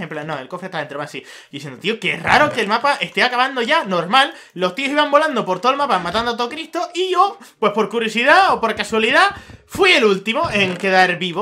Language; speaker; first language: Spanish; native; Spanish